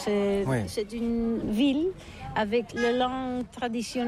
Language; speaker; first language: French; non-native, learner; Catalan